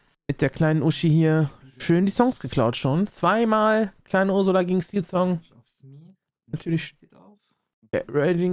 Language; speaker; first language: German; native; German